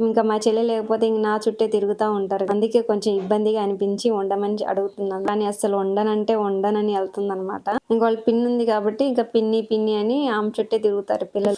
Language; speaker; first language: Telugu; non-native, local second language; Lambadi